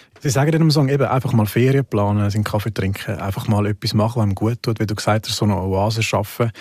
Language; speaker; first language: German; native; German